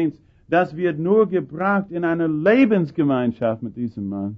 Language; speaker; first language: German; non-native, fluent; English